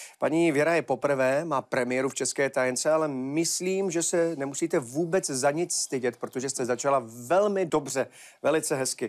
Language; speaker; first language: Czech; native; Czech